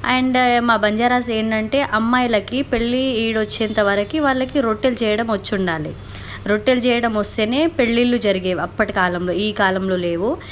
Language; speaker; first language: Telugu; non-native, local second language; Lambadi